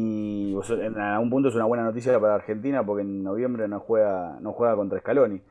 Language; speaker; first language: Spanish; native; Spanish